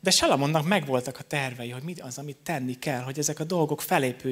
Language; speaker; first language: Hungarian; native; Hungarian